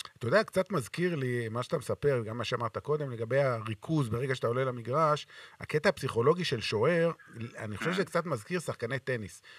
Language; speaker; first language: Hebrew; native; Hebrew